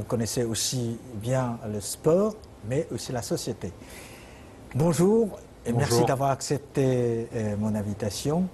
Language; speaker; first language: French; non-native, fluent; Chinese